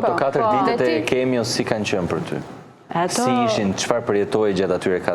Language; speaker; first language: Albanian; native; Albanian